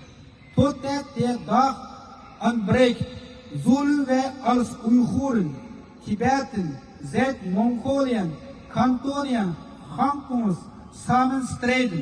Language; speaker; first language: Dutch; non-native, fluent; Uyghur